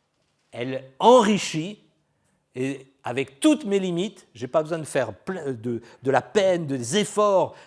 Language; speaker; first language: French; native; French